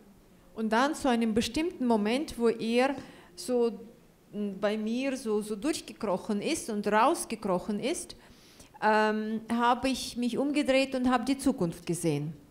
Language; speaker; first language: German; non-native, fluent; Russian